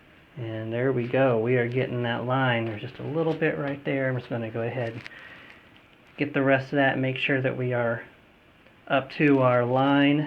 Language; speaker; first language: English; native; English